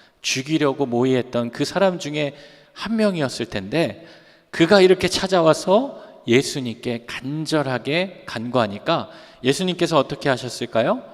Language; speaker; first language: Korean; native; Korean